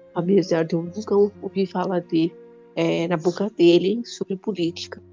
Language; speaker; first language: Portuguese; non-native, local second language; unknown